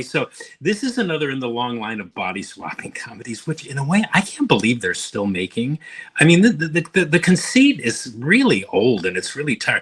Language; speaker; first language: English; native; English